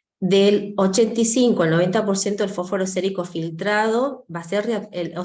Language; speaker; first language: Spanish; native; Spanish